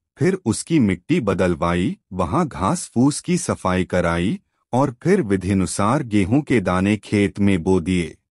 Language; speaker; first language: Hindi; native; Hindi